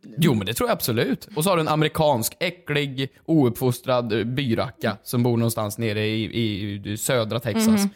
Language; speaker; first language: Swedish; native; Swedish